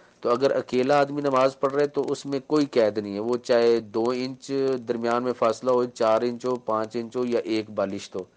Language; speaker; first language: Urdu; native; Urdu